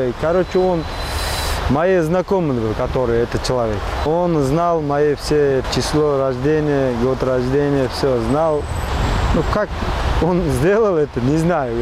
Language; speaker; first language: Russian; non-native, learner; Uzbek